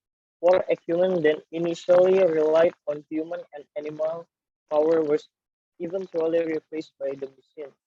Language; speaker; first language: English; non-native, learner; Indonesian